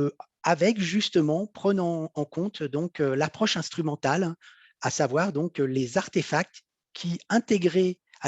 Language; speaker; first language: French; native; French